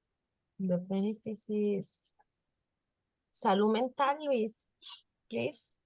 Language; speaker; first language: English; non-native, learner; Spanish